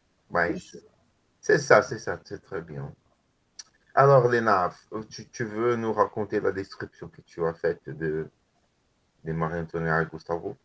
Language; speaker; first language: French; non-native, learner; Portuguese